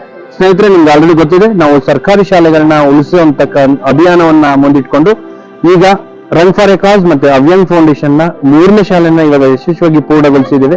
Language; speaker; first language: Kannada; native; Kannada